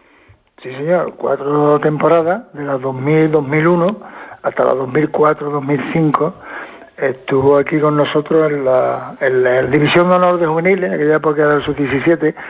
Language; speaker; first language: Spanish; native; Spanish